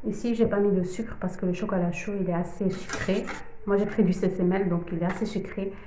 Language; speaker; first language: French; non-native, local second language; Arabic